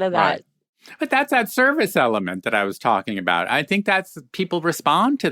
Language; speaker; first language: English; native; English